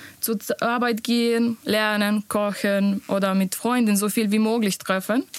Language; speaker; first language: German; non-native, learner; Bosnian